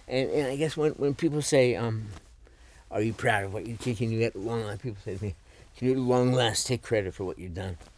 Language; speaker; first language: English; native; English